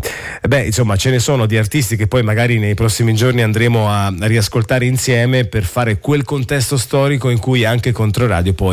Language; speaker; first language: Italian; native; Italian